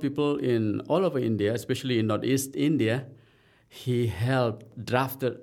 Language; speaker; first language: English; non-native, local second language; Khasi